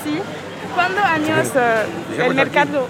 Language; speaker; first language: Spanish; non-native, learner; French